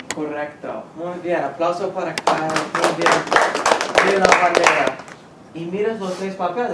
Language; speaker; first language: Spanish; non-native, fluent; English